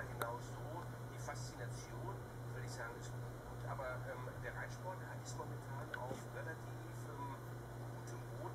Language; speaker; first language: German; native; German